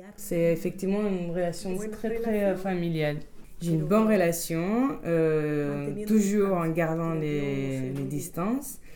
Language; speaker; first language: French; non-native, fluent; Spanish